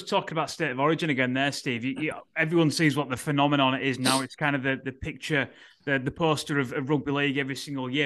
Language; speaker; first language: English; native; English